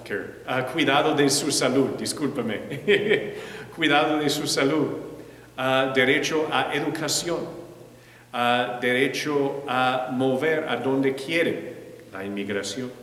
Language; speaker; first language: Spanish; non-native, fluent; English